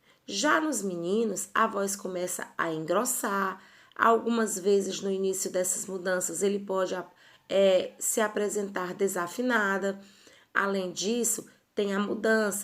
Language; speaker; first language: Portuguese; native; Portuguese